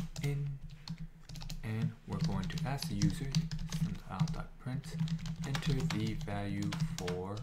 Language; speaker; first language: English; native; English